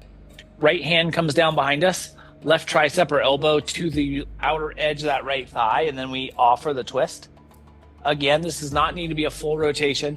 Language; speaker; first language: English; native; English